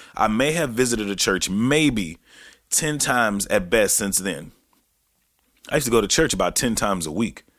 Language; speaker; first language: English; native; English